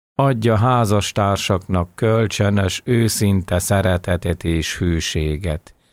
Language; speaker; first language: Hungarian; native; Hungarian